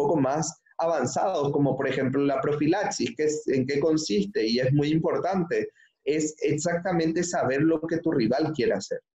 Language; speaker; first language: Spanish; native; Spanish